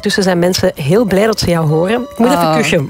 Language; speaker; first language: Dutch; native; Dutch